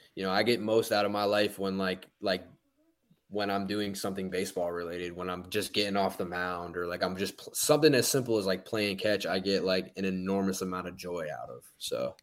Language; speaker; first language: English; native; English